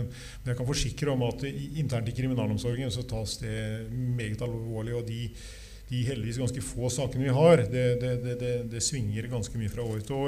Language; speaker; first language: Norwegian; native; Norwegian